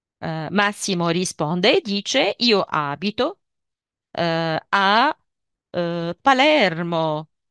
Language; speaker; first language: Italian; non-native, fluent; Arabic